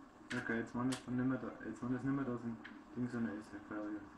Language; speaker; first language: German; native; German